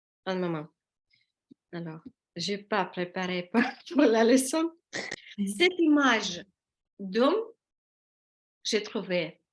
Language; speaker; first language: French; non-native, learner; Russian